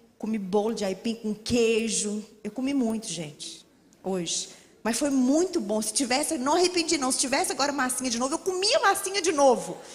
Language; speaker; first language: Portuguese; native; Portuguese